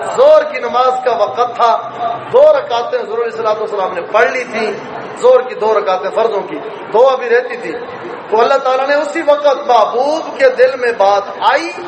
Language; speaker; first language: Urdu; non-native, local second language; Punjabi